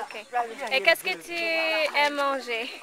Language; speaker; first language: French; non-native, learner; English